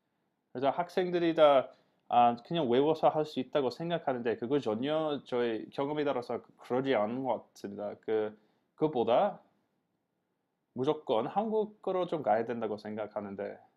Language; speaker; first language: Korean; non-native, learner; English